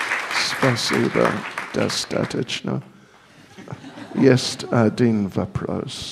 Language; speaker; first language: Russian; non-native, learner; English